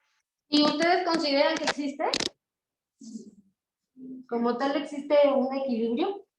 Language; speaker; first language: Spanish; native; Spanish